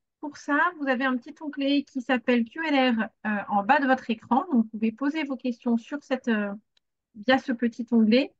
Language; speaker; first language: French; native; French